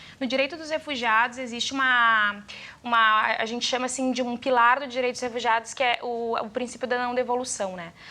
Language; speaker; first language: Portuguese; native; Portuguese